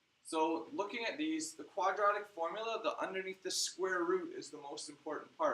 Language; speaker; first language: English; native; English